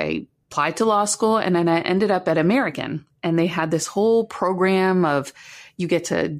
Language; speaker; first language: English; native; English